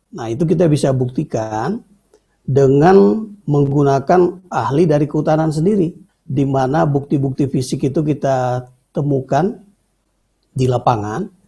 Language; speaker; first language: Indonesian; native; Indonesian